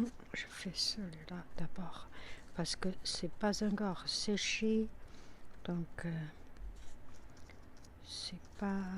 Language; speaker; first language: French; non-native, fluent; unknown